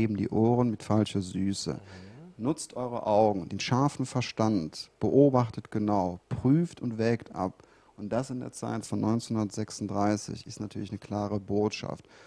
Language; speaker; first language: German; native; German